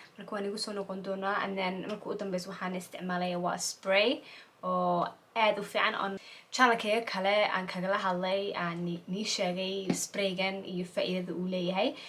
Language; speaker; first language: Somali; early bilingual, heritage; Somali